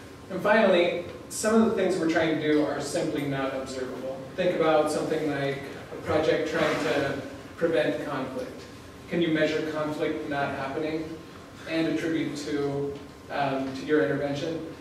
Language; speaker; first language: English; native; English